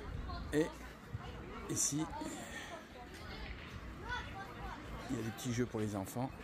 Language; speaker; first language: French; native; French